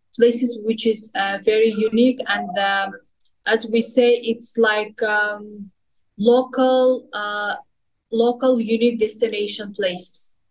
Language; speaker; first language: English; non-native, fluent; Russian